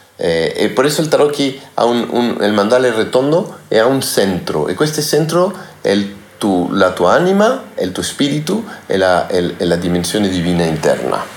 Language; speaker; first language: Italian; non-native, learner; Spanish